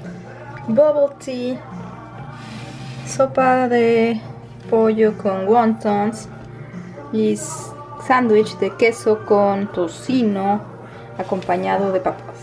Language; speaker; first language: Spanish; native; Spanish